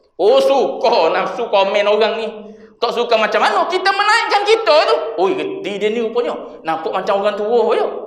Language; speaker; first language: Malay; native; Malay